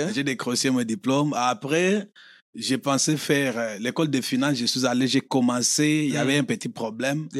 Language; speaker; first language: French; non-native, local second language; Lingala